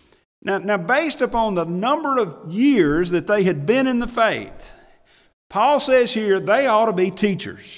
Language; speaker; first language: English; native; English